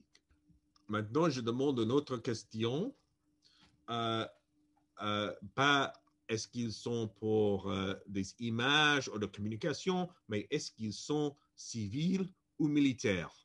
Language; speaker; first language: French; non-native, fluent; English